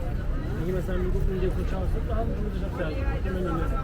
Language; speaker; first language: Persian; native; Persian